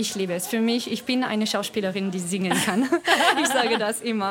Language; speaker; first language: German; non-native, fluent; French